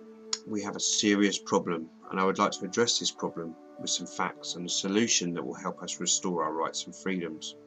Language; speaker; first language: English; native; English